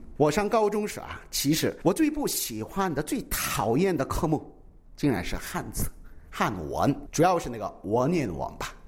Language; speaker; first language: Chinese; non-native, fluent; Korean